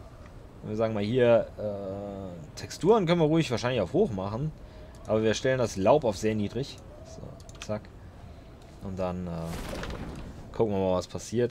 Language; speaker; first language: German; native; German